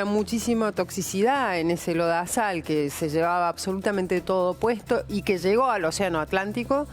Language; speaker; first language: Spanish; native; Spanish